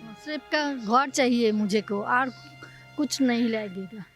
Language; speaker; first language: Hindi; non-native, local second language; Bangla